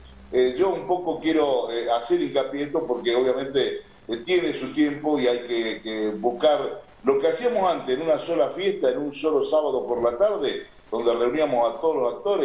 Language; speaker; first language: Spanish; native; Spanish